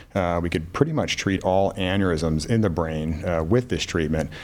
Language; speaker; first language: English; native; English